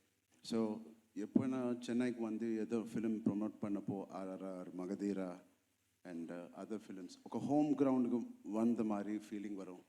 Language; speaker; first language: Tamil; non-native, local second language; Telugu